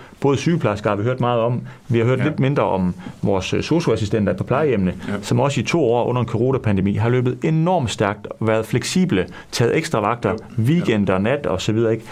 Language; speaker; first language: Danish; native; Danish